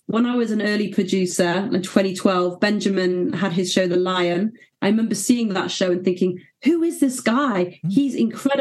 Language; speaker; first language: English; native; English